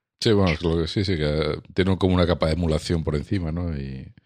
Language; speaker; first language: Spanish; native; Spanish